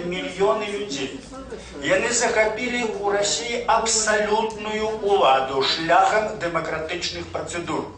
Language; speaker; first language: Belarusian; native; Belarusian